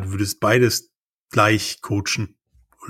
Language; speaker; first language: German; native; German